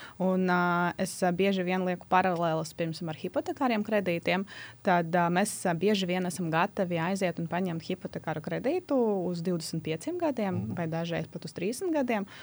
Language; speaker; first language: Latvian; non-native, local second language; Russian